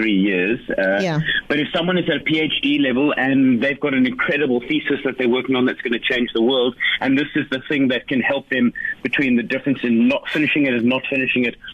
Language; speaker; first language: English; native; English